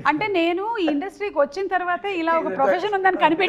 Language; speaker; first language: Telugu; native; Telugu